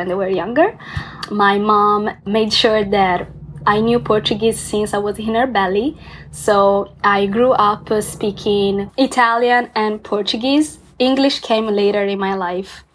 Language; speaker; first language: English; non-native, fluent; Italian